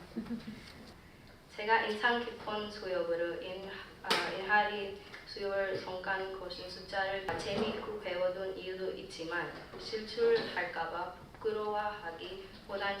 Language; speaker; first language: Korean; non-native, fluent; Swedish